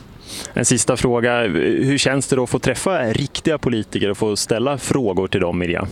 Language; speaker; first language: Swedish; native; Swedish